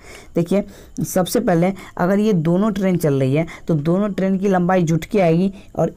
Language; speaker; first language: Hindi; native; Hindi